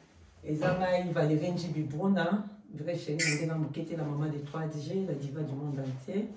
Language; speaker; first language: French; non-native, local second language; Lingala